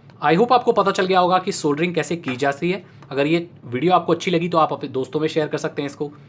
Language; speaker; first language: Hindi; native; Hindi